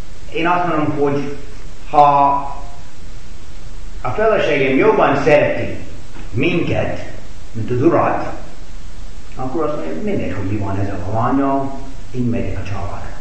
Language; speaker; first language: Hungarian; non-native, fluent; English